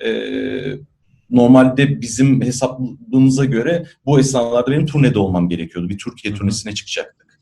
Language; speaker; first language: Turkish; native; Turkish